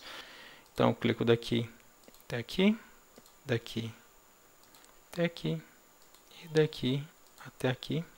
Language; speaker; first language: Portuguese; native; Portuguese